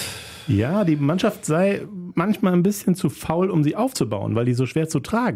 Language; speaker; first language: German; native; German